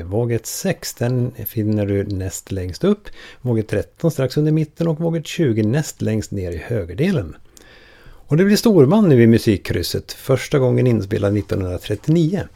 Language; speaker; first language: Swedish; native; Swedish